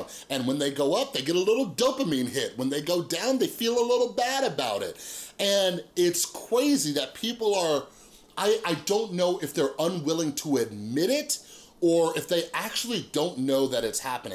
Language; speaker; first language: English; native; English